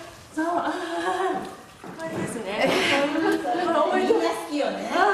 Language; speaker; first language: Japanese; native; Japanese